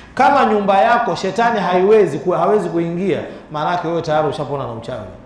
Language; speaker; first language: Swahili; native; Swahili